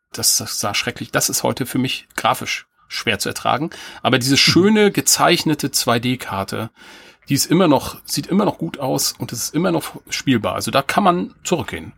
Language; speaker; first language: German; native; German